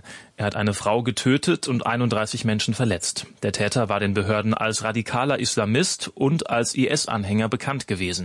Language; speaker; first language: German; native; German